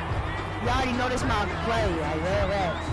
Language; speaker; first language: English; native; English